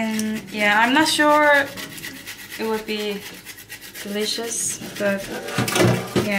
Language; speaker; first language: English; non-native, learner; Korean